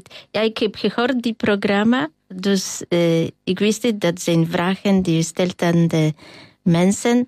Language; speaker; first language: Dutch; non-native, learner; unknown